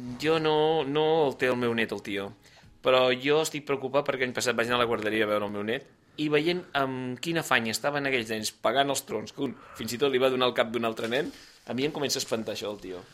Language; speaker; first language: Catalan; native; Catalan